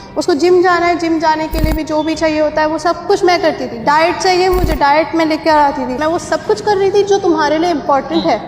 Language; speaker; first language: Hindi; native; Hindi